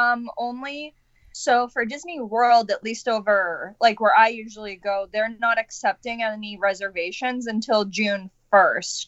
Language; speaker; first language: English; native; English